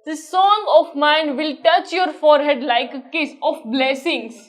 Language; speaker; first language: English; non-native, local second language; Gujarati